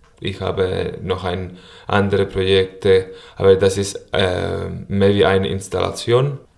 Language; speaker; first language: German; non-native, learner; Spanish